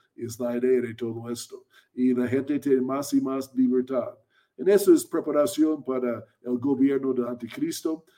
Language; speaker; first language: Spanish; non-native, fluent; English